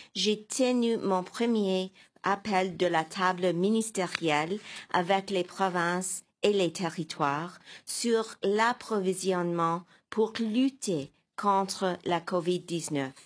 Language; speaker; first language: French; non-native, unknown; English